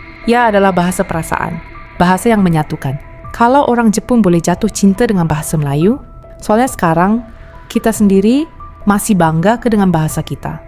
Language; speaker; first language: Malay; native; Malay